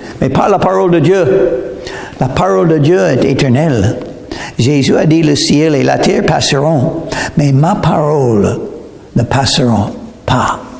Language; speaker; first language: French; non-native, fluent; English